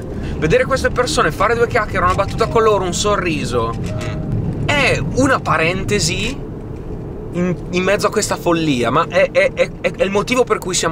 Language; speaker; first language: Italian; native; Italian